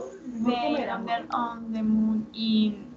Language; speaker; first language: English; non-native, learner; Spanish